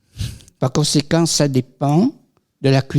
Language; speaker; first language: French; non-native, fluent; Vietnamese